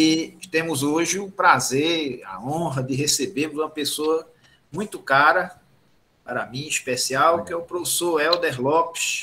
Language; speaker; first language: Portuguese; native; Portuguese